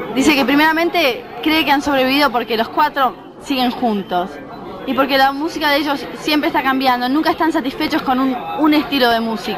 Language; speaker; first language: Spanish; native; Spanish